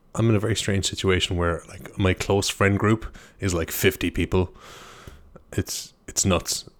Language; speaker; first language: English; native; English